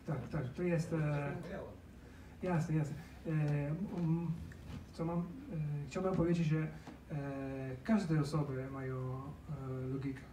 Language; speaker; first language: Polish; non-native, learner; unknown